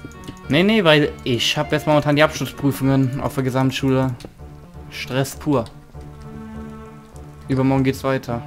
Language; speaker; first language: German; native; German